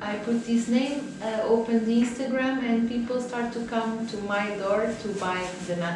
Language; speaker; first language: English; non-native, fluent; Portuguese